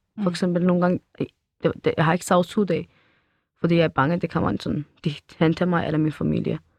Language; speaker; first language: Danish; early bilingual, other home language; Kurdish